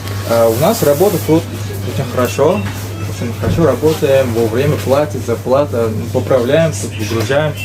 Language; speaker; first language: Russian; non-native, learner; Uzbek